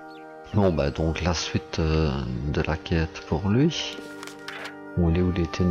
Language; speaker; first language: French; native; French